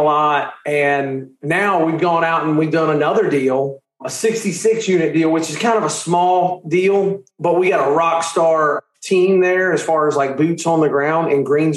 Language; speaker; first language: English; native; English